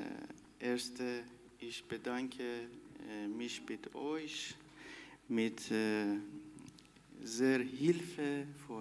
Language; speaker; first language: German; non-native, learner; Persian